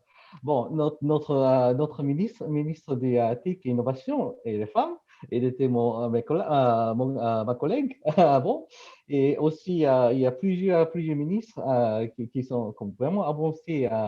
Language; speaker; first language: French; non-native, fluent; Japanese